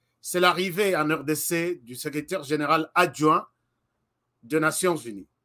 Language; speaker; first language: French; non-native, local second language; Lingala